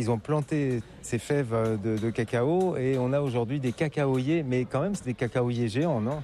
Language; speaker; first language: French; native; French